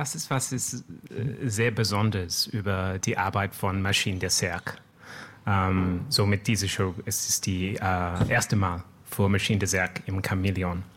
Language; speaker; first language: German; non-native, learner; English